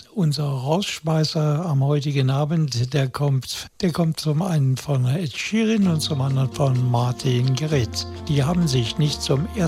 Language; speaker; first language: German; native; German